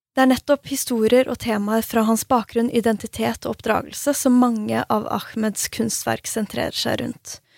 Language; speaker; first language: Norwegian; native; Norwegian